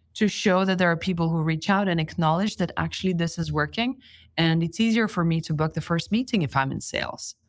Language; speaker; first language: English; non-native, fluent; Lithuanian